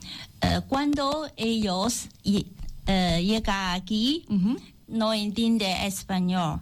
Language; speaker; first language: Spanish; non-native, learner; Chinese